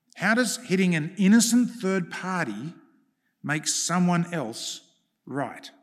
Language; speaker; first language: English; early bilingual, other home language; Hungarian